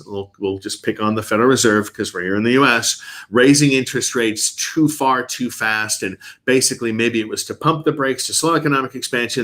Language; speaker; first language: English; native; English